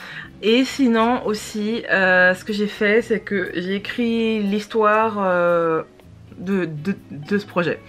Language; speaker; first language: French; native; French